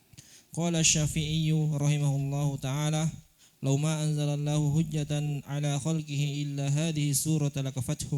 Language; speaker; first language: Arabic; non-native, learner; Indonesian